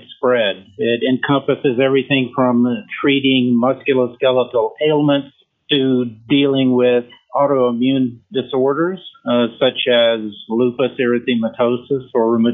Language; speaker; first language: English; early bilingual, other home language; French